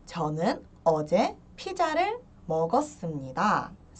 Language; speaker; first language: Korean; early bilingual, heritage; Korean